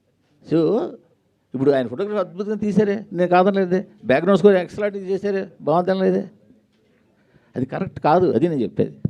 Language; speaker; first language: Telugu; native; Telugu